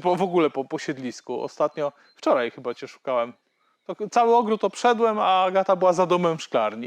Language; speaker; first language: Polish; native; Polish